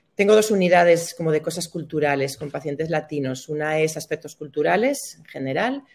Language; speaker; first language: Spanish; native; Spanish